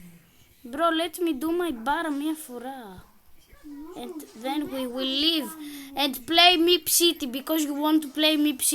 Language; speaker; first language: English; non-native, learner; Greek